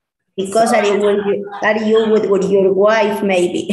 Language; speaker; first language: English; non-native, learner; Spanish